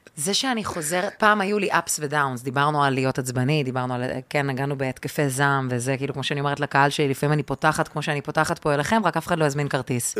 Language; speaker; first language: Hebrew; early bilingual, other home language; Russian